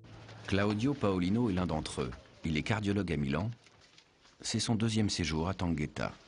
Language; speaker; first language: French; native; French